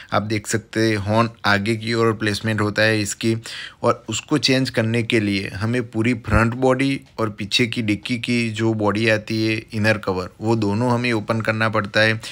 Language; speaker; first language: Hindi; native; Hindi